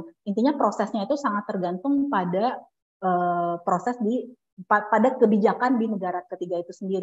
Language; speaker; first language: Indonesian; native; Indonesian